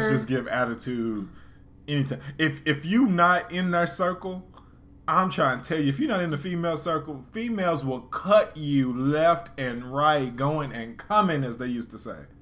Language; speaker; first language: English; native; English